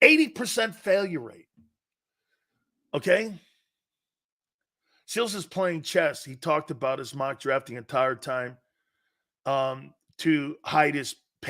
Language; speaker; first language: English; native; English